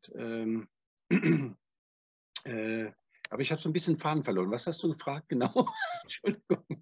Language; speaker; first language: German; native; German